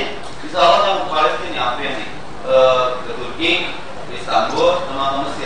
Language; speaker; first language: Indonesian; native; Indonesian